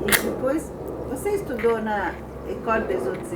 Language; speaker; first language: Portuguese; native; Portuguese